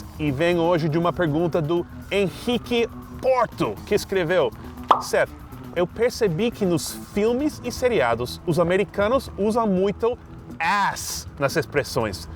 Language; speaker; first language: Portuguese; non-native, fluent; English